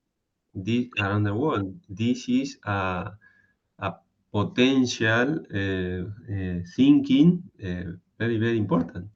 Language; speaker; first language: English; non-native, learner; Spanish